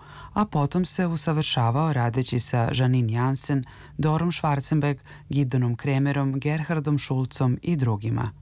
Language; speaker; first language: Serbian; native; Serbian